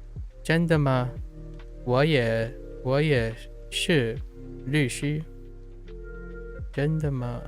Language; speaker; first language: Chinese; non-native, learner; English